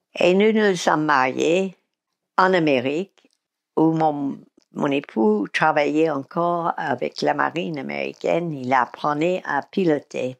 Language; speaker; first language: French; non-native, fluent; English